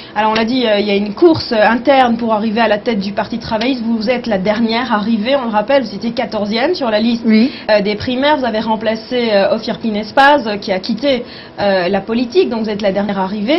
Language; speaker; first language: French; native; French